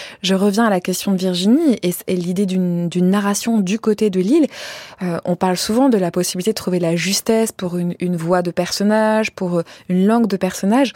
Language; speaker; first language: French; native; French